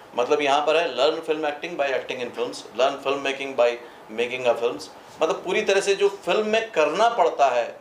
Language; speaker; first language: Hindi; native; Hindi